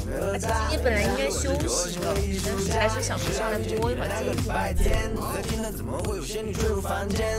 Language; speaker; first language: Chinese; native; Chinese